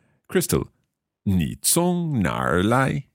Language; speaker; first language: Chinese; non-native, learner; English